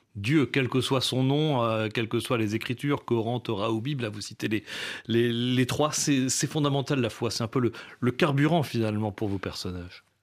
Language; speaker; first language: French; native; French